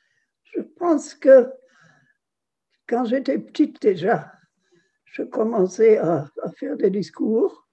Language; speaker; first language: French; non-native, fluent; German